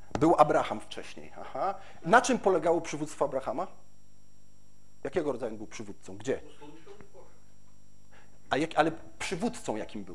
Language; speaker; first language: Polish; native; Polish